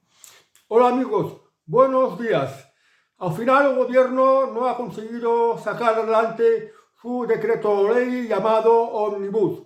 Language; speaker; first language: Spanish; native; Spanish